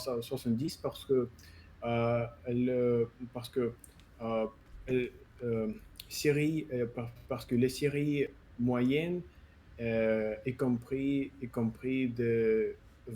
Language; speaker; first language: French; non-native, learner; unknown